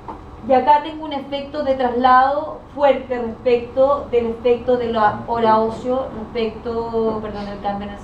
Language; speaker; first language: Spanish; native; Spanish